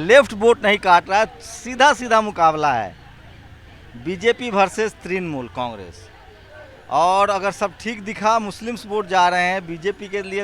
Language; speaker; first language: Hindi; native; Hindi